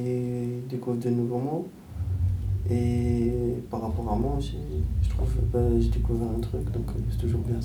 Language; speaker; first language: French; native; French